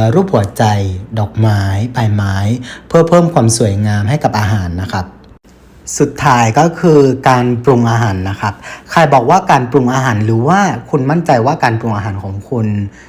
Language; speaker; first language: Thai; non-native, fluent; Vietnamese